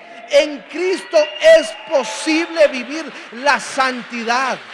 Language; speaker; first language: Spanish; native; Spanish